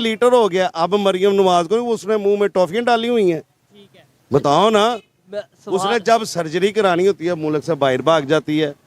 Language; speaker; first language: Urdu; non-native, local second language; Punjabi